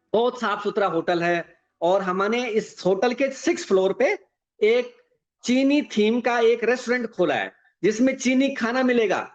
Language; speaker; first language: Hindi; native; Hindi